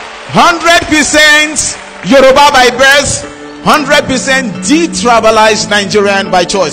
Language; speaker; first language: English; non-native, local second language; Yoruba